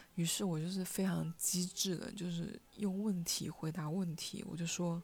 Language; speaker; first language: Chinese; non-native, local second language; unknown